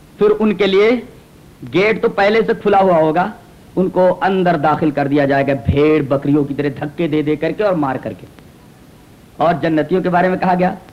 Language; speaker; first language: Urdu; native; Urdu